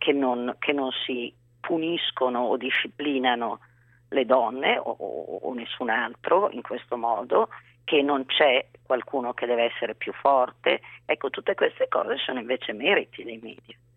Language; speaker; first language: Italian; native; Italian